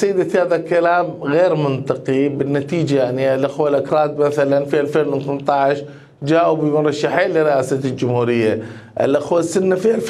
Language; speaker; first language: Arabic; native; Arabic